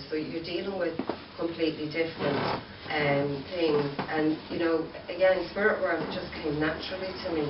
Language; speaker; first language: English; native; English